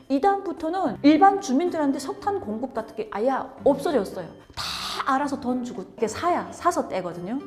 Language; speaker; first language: Korean; native; Korean